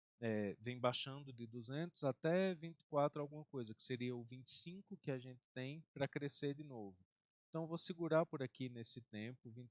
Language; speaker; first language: Portuguese; native; Portuguese